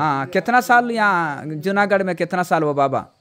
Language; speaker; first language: Hindi; non-native, local second language; Telugu